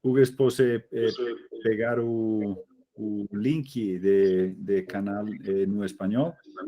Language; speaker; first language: Portuguese; non-native, fluent; Spanish